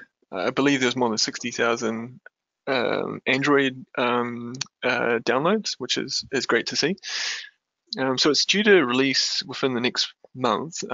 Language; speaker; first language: English; native; English